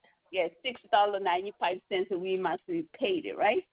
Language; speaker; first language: English; non-native, learner; Korean